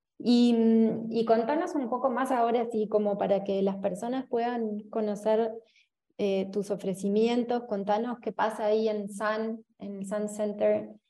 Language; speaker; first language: Spanish; native; Spanish